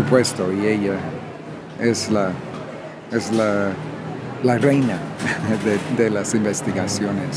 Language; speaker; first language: Spanish; non-native, fluent; English